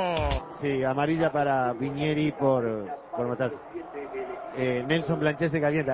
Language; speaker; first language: Spanish; native; Spanish